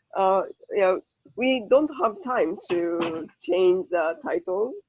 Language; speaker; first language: English; non-native, learner; Japanese